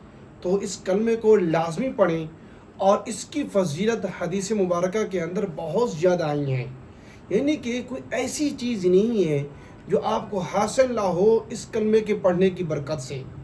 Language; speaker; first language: Urdu; native; Urdu